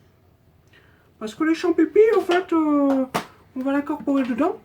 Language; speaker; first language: French; native; French